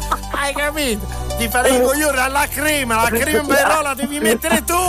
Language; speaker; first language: Italian; native; Italian